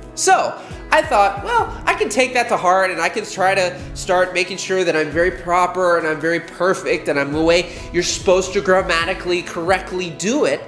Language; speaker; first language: English; native; English